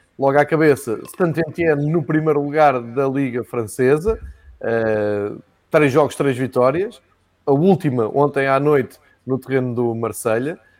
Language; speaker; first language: Portuguese; native; Portuguese